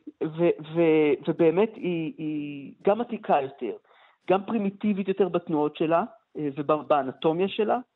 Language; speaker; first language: Hebrew; native; Hebrew